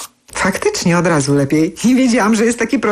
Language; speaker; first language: Polish; native; Polish